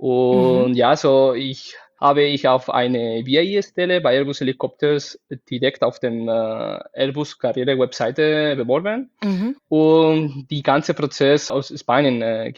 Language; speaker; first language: German; non-native, fluent; Spanish